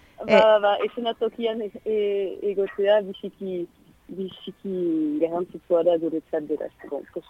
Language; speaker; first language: Basque; non-native, local second language; French